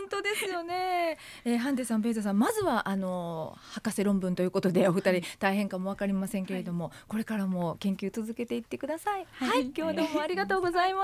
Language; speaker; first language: Japanese; native; Japanese